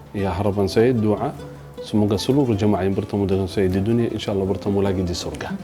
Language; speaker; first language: Indonesian; non-native, fluent; Arabic